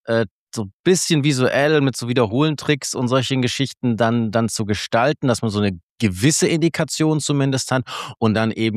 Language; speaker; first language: German; native; German